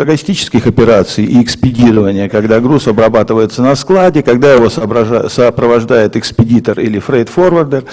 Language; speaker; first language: Russian; native; Russian